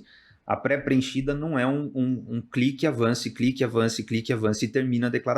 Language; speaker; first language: Portuguese; native; Portuguese